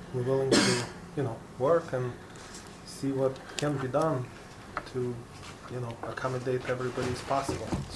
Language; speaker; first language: English; non-native, fluent; Lithuanian